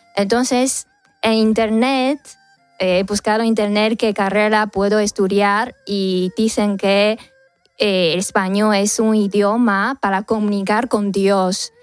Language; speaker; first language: Spanish; non-native, fluent; Chinese